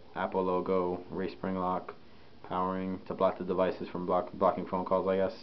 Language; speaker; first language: English; native; English